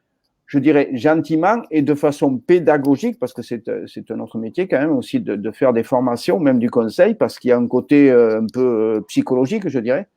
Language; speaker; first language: French; native; French